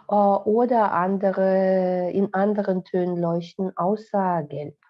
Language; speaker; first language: German; non-native, fluent; Russian